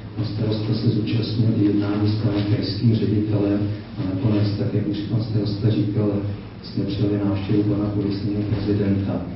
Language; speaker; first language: Czech; native; Czech